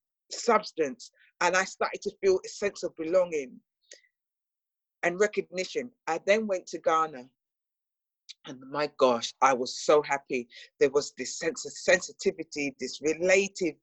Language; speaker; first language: English; native; English